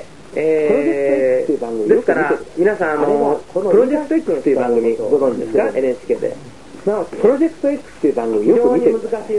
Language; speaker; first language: Japanese; native; Japanese